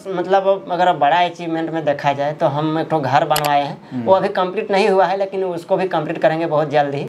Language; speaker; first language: Hindi; native; Hindi